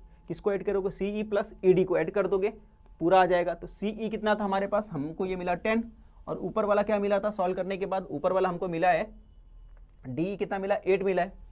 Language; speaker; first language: Hindi; native; Hindi